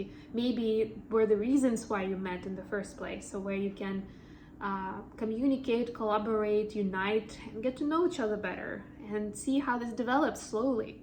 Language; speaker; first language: English; non-native, fluent; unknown